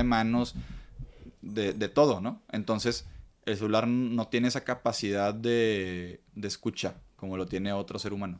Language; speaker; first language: Spanish; native; Spanish